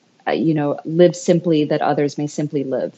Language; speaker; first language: English; native; English